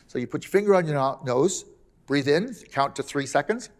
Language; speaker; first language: English; native; English